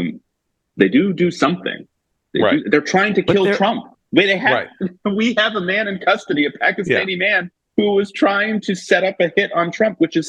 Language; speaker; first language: English; native; English